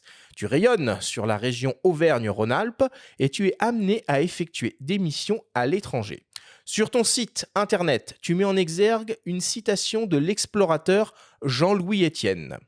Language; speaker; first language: French; native; French